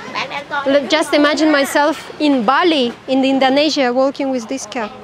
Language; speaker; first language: English; non-native, learner; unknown